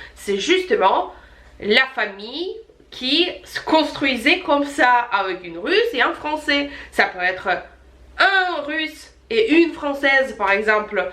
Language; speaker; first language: French; non-native, fluent; Russian